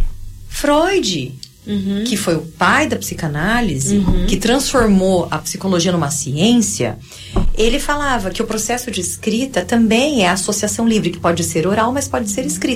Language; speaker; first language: Portuguese; native; Portuguese